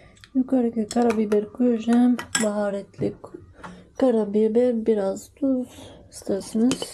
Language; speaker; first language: Turkish; non-native, learner; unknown